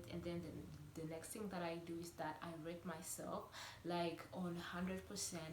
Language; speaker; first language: English; non-native, local second language; Kinyarwanda